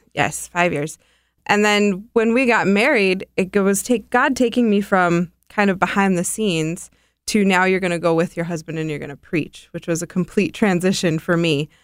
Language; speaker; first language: English; native; English